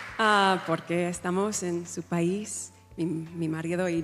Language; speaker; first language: Spanish; non-native, learner; English